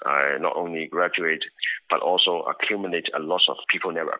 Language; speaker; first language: English; non-native, local second language; Cantonese